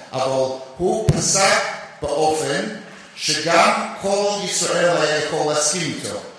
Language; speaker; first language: Hebrew; non-native, fluent; English